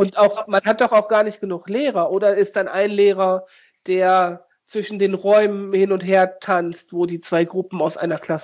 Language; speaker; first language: German; native; German